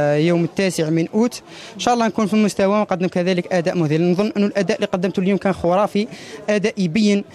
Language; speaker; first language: Arabic; native; Arabic